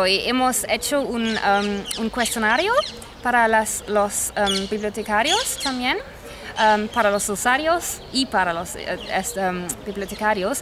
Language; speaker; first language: Spanish; non-native, fluent; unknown